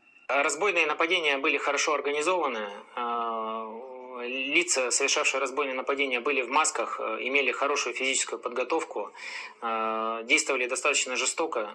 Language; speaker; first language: Russian; native; Russian